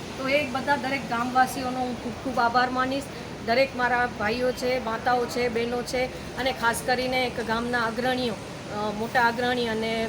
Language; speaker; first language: Gujarati; native; Gujarati